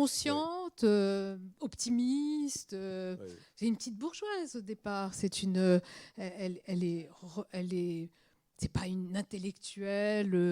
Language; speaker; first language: French; native; French